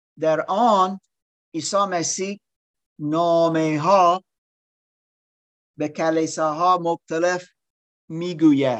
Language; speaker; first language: Persian; non-native, learner; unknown